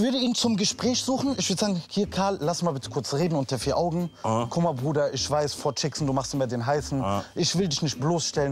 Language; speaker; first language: German; native; German